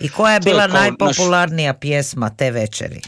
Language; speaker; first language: Croatian; native; Croatian